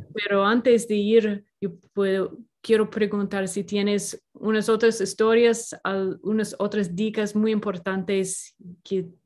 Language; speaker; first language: Spanish; non-native, learner; English